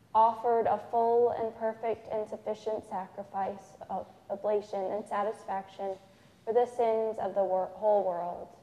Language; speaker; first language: English; native; English